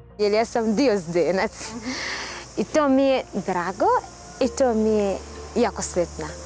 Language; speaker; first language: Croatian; non-native, learner; Swahili